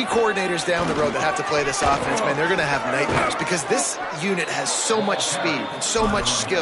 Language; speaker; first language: English; native; English